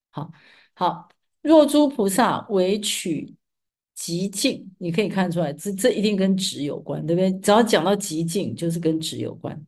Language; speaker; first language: Chinese; native; Chinese